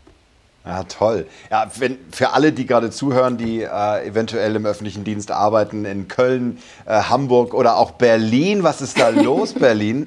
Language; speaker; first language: German; native; German